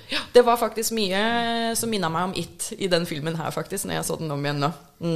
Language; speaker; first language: Norwegian; early bilingual, other home language; English